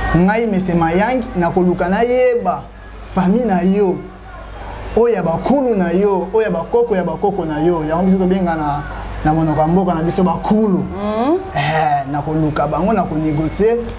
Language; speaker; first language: Lingala; non-native, local second language; Kongo